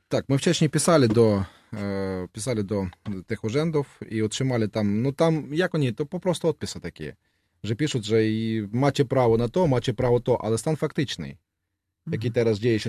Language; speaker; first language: Polish; non-native, learner; Russian